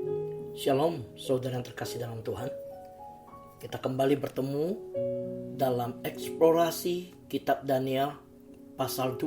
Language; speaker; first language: Indonesian; native; Indonesian